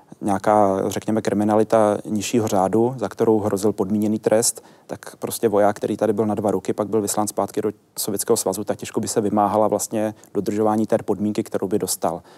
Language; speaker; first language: Czech; native; Czech